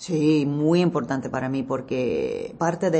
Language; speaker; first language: Spanish; early bilingual, heritage; English